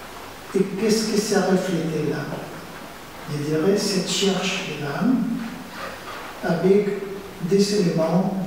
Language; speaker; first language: French; non-native, fluent; Spanish